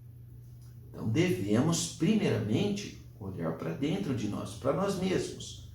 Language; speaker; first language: Portuguese; native; Portuguese